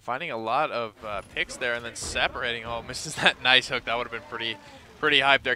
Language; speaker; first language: English; native; English